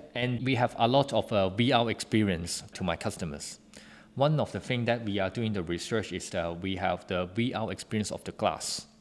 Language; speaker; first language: English; non-native, local second language; Cantonese